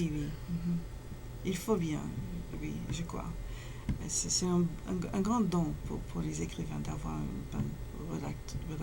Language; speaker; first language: French; non-native, fluent; English